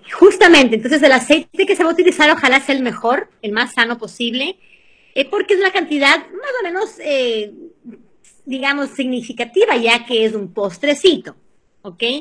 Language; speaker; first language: Spanish; early bilingual, heritage; Spanish